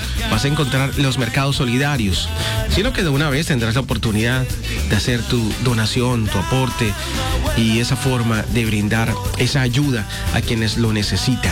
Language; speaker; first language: Spanish; native; Spanish